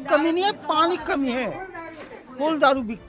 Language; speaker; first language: Hindi; non-native, local second language; Chhattisgarhi